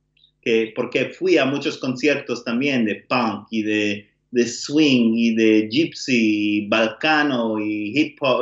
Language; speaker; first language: Spanish; non-native, learner; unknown